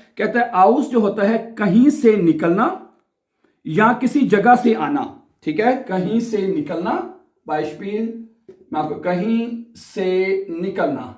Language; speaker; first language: Urdu; non-native, local second language; Punjabi